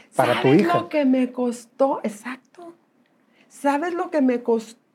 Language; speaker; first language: Spanish; native; Spanish